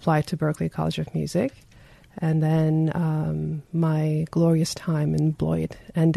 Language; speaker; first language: English; non-native, fluent; Turkish